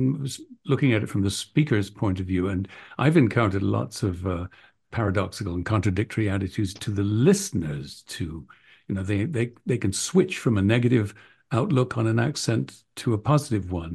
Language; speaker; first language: English; native; English